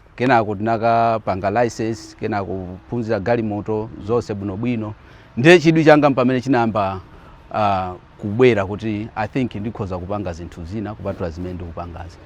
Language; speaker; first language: Nyanja; non-native, local second language; Yao